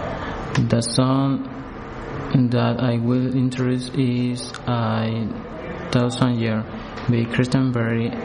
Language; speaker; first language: English; non-native, learner; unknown